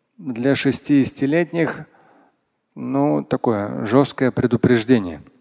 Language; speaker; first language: Russian; non-native, local second language; Tatar